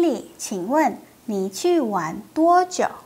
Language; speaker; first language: Chinese; non-native, fluent; Indonesian